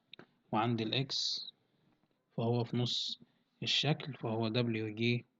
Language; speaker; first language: Arabic; native; Arabic